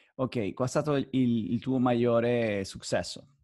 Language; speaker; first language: Italian; non-native, fluent; Spanish